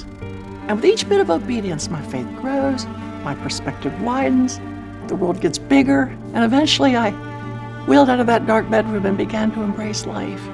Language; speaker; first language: English; native; English